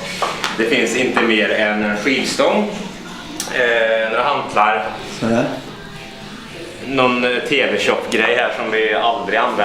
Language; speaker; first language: Swedish; native; Swedish